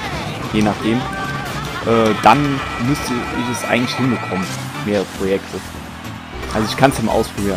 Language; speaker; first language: German; native; German